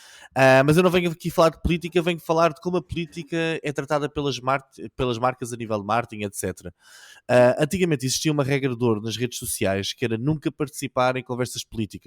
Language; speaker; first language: Portuguese; native; Portuguese